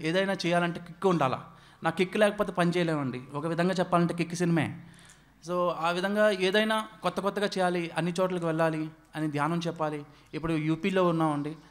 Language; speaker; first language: Telugu; non-native, local second language; Odia